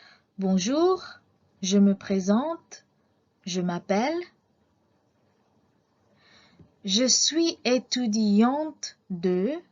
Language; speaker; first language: French; non-native, fluent; Indonesian